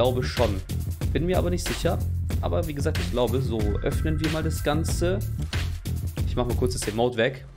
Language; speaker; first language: German; native; German